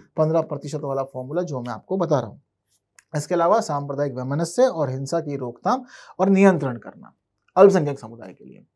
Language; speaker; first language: Hindi; native; Hindi